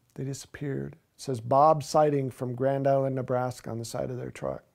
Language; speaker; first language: English; native; English